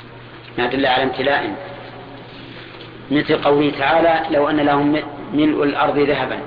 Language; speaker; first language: Arabic; native; Arabic